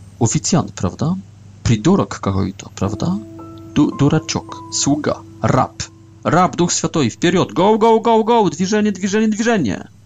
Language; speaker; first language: Polish; non-native, learner; Russian